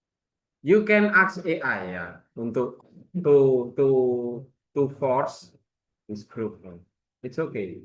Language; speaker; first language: English; non-native, learner; Indonesian